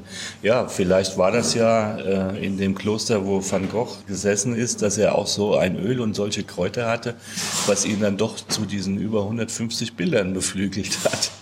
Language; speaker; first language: German; native; German